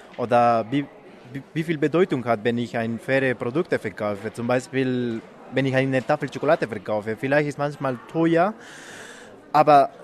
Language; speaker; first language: German; non-native, fluent; Spanish